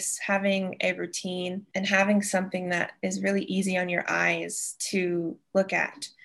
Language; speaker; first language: English; native; English